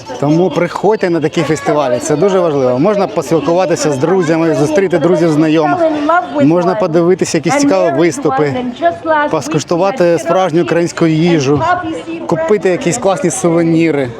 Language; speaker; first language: Ukrainian; native; Ukrainian